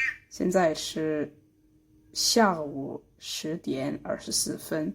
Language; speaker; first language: Chinese; non-native, fluent; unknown